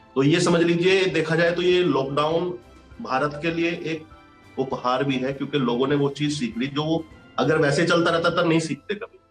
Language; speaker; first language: Hindi; native; Hindi